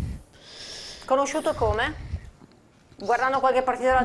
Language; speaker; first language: Italian; native; Italian